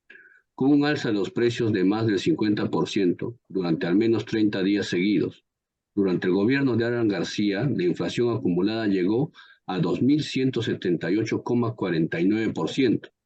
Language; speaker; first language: Spanish; native; Spanish